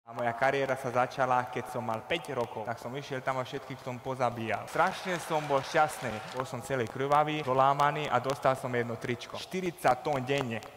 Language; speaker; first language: Slovak; non-native, local second language; Hungarian